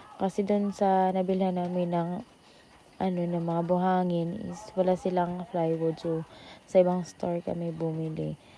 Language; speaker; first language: Filipino; non-native, local second language; Cebuano